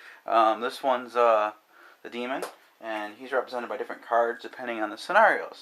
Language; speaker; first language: English; native; English